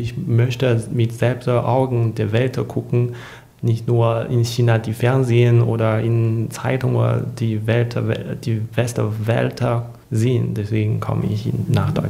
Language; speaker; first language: German; non-native, learner; Chinese